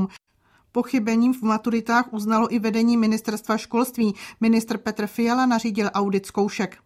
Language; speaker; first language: Czech; native; Czech